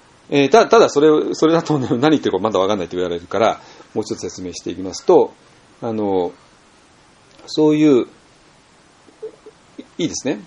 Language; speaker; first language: Japanese; native; Japanese